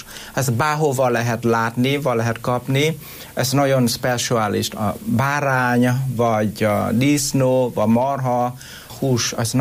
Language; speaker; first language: Hungarian; non-native, learner; Vietnamese